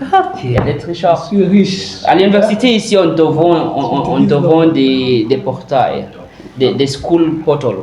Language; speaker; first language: French; non-native, fluent; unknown